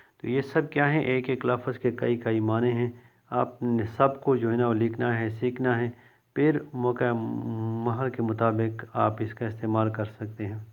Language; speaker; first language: Urdu; non-native, local second language; Pashto